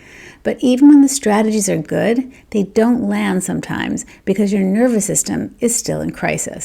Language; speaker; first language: English; native; English